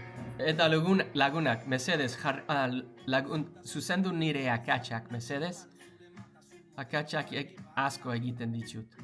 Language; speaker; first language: Basque; non-native, learner; English